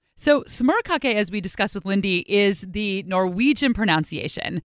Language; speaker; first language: English; native; English